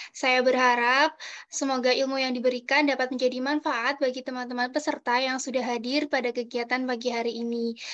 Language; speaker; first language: Indonesian; native; Indonesian